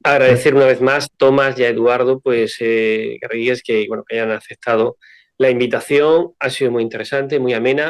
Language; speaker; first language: Spanish; native; Spanish